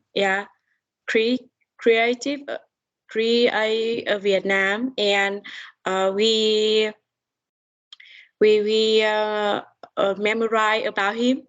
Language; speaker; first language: English; non-native, learner; Vietnamese